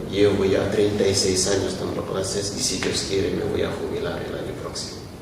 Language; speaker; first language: Spanish; non-native, fluent; Wolof